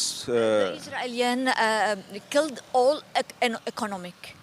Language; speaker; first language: English; non-native, learner; Arabic